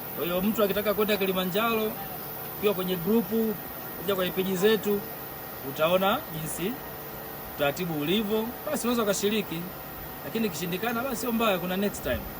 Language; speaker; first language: Swahili; native; Swahili